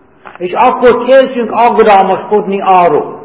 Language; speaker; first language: Hungarian; non-native, learner; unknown